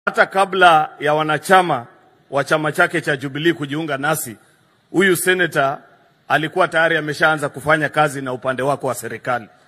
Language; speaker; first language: Swahili; non-native, local second language; Kalenjin